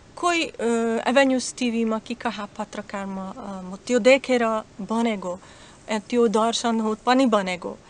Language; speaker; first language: Nepali; non-native, learner; Slovak